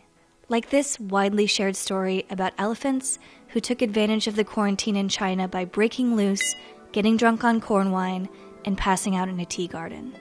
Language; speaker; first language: English; native; English